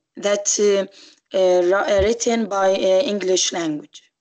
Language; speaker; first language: English; non-native, learner; Arabic